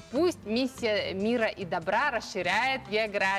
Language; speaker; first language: Russian; native; Russian